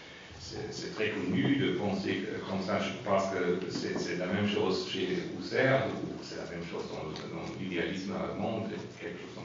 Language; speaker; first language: French; non-native, fluent; German